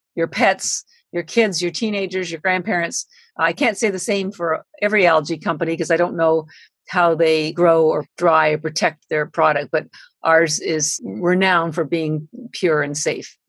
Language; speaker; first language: English; native; English